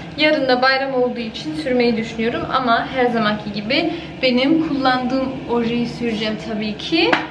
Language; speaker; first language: Turkish; early bilingual, heritage; Turkish